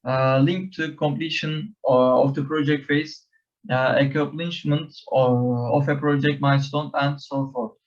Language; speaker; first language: English; non-native, learner; Turkish